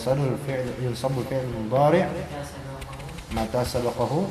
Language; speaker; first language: Arabic; non-native, fluent; Indonesian